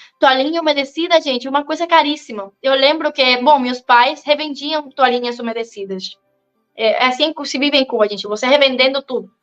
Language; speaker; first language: Portuguese; non-native, fluent; Spanish